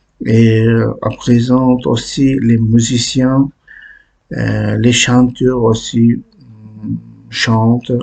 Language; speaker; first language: French; non-native, learner; Uzbek